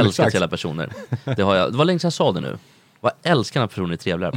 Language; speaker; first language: Swedish; native; Swedish